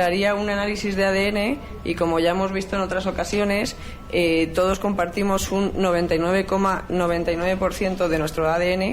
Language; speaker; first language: Spanish; native; Spanish